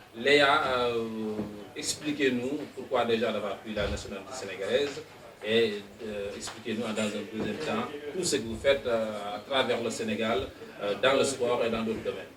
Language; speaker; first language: French; non-native, local second language; Wolof